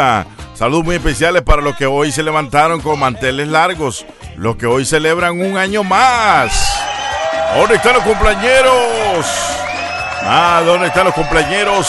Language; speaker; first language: Spanish; native; Spanish